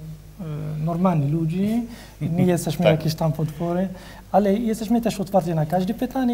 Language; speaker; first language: Polish; non-native, learner; Arabic